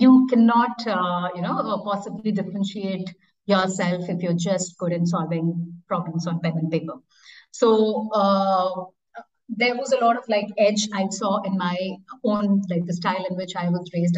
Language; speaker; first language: English; non-native, local second language; Bangla